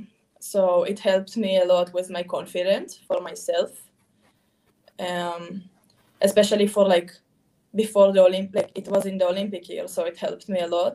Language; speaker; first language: English; non-native, fluent; Hebrew